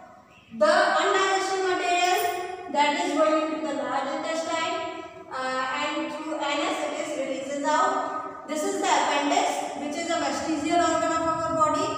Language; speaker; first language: English; non-native, local second language; Hindi